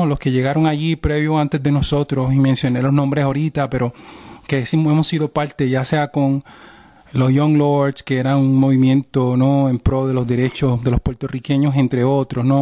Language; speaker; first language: Spanish; native; Spanish